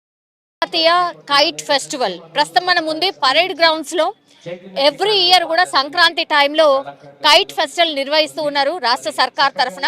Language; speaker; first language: Telugu; native; Telugu